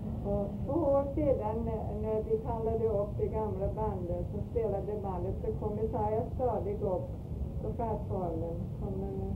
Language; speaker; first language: Swedish; early bilingual, heritage; Swedish